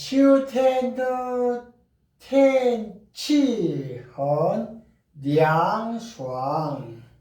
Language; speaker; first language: Chinese; non-native, learner; Korean